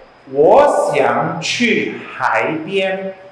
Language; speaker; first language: Chinese; non-native, fluent; Indonesian